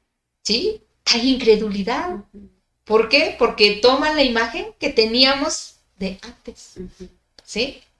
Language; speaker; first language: Spanish; native; Spanish